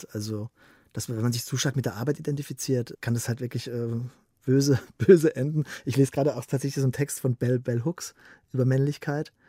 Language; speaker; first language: German; native; German